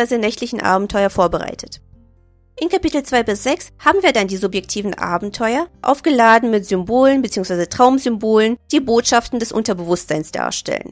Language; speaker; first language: German; native; German